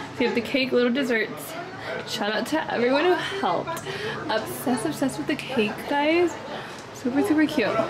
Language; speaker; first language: English; early bilingual, other home language; Spanish